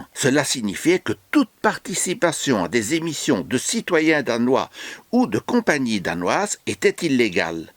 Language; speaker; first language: French; native; French